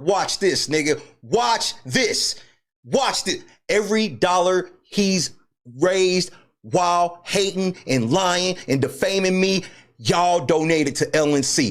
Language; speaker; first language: English; native; English